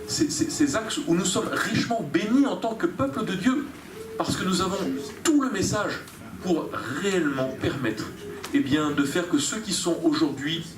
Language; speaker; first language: French; native; French